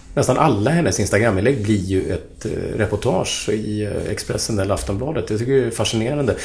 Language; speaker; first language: Swedish; native; Swedish